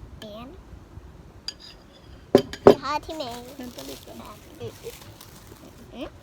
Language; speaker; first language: Swedish; early bilingual, other home language; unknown